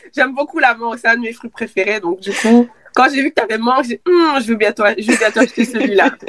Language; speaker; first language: French; early bilingual, other home language; Lingala